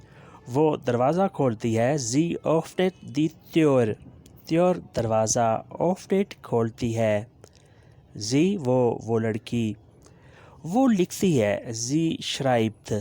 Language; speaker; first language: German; non-native, learner; Urdu